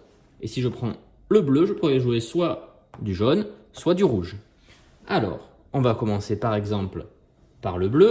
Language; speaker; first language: French; native; French